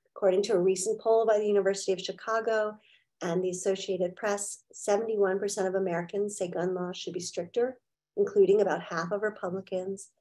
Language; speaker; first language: English; native; English